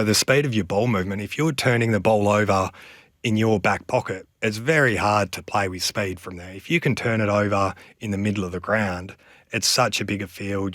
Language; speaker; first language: English; native; English